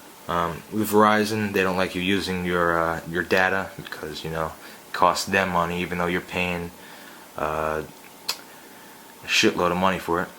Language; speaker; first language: English; native; English